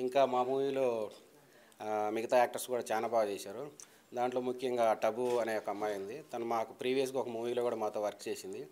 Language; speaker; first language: Telugu; native; Telugu